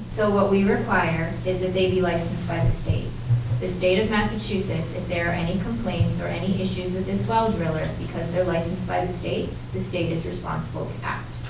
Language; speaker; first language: English; native; English